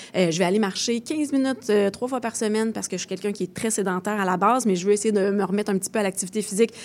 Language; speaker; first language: French; native; French